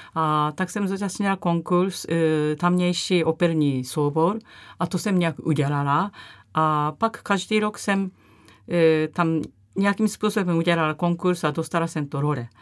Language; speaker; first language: Czech; non-native, fluent; Japanese